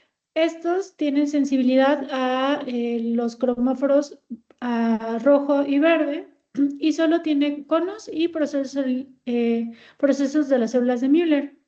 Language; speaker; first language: Spanish; native; Spanish